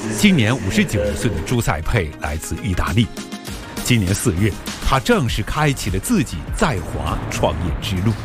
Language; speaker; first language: Chinese; native; Chinese